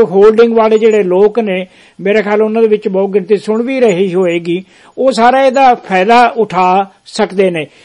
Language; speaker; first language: Punjabi; native; Punjabi